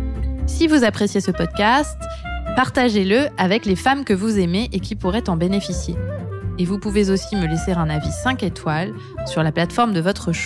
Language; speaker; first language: French; native; French